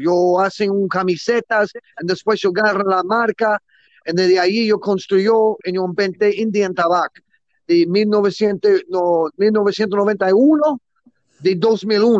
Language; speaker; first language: Spanish; non-native, learner; English